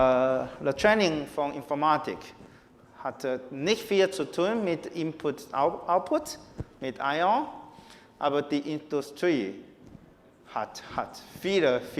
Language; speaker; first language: German; non-native, fluent; Chinese